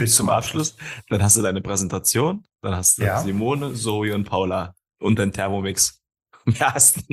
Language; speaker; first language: German; native; German